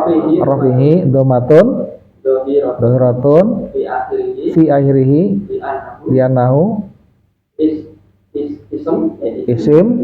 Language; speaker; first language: Arabic; non-native, fluent; Indonesian